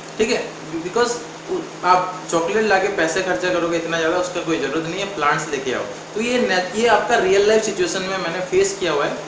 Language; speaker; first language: Hindi; non-native, local second language; Odia